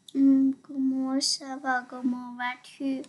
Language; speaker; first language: French; non-native, learner; English